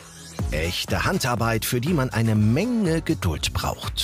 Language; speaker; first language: German; native; German